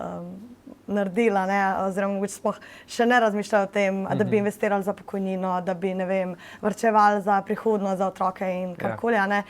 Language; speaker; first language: Slovenian; native; Slovenian